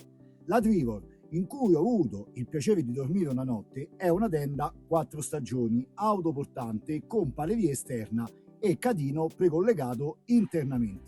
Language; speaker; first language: Italian; native; Italian